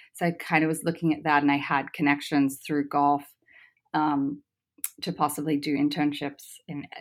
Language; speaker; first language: English; native; English